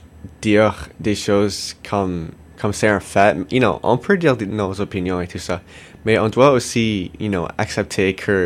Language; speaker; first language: French; non-native, local second language; English